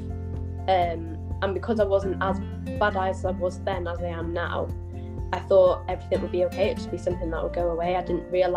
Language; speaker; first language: English; native; English